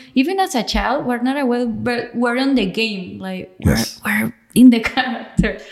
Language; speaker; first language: English; non-native, fluent; Spanish